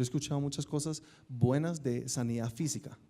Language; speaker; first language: Spanish; native; Spanish